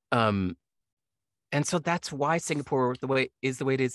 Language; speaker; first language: English; native; English